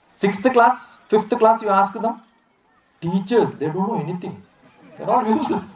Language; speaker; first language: English; non-native, local second language; Malayalam